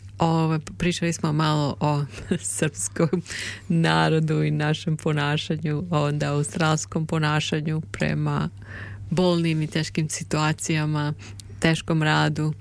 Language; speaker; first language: Serbian; native; Serbian